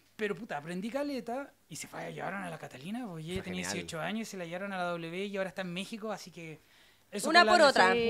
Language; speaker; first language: Spanish; native; Spanish